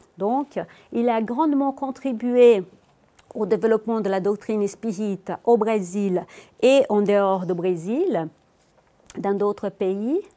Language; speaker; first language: French; non-native, fluent; Portuguese